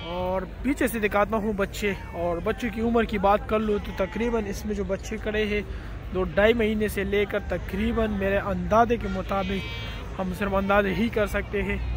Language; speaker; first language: Urdu; non-native, local second language; Pashto